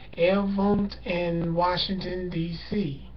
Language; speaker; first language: German; non-native, learner; English